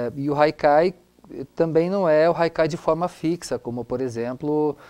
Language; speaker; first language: Portuguese; non-native, local second language; German